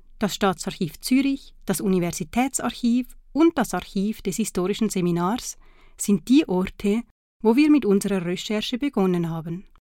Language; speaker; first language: German; native; German